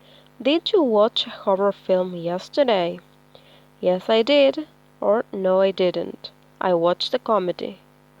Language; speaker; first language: English; non-native, fluent; Spanish